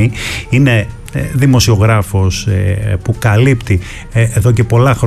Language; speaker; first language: Greek; native; Greek